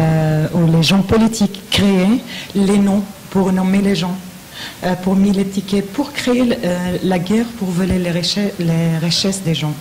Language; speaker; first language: French; non-native, fluent; Arabic